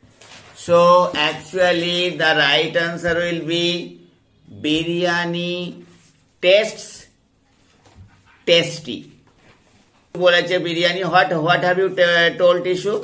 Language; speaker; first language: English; non-native, fluent; Bangla